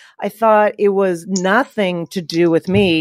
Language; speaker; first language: English; native; English